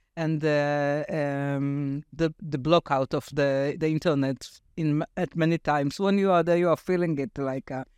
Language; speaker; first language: English; non-native, fluent; Hebrew